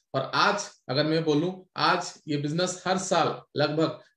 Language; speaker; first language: Hindi; non-native, local second language; Odia